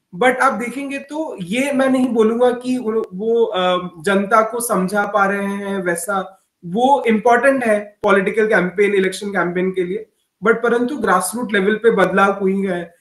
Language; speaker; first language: Hindi; non-native, local second language; Odia